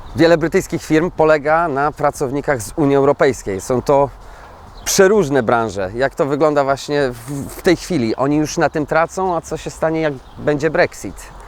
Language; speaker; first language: Polish; native; Polish